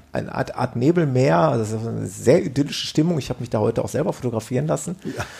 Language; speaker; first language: German; native; German